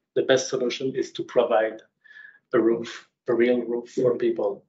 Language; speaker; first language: English; non-native, fluent; French